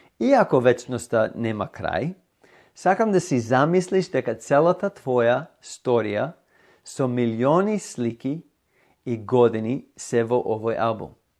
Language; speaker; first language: Macedonian; non-native, fluent; English